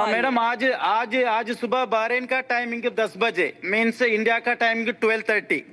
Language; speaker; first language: Hindi; non-native, local second language; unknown